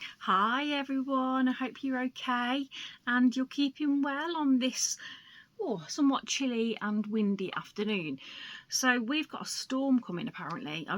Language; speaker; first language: English; native; English